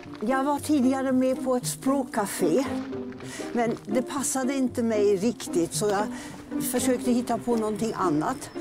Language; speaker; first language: Swedish; non-native, fluent; German